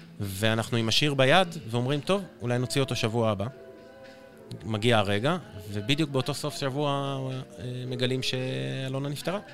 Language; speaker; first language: Hebrew; native; Hebrew